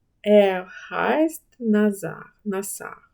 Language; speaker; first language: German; non-native, fluent; Ukrainian